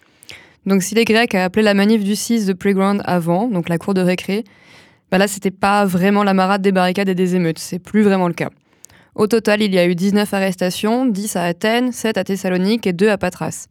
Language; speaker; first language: French; native; French